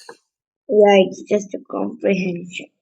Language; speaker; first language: English; non-native, learner; Hindi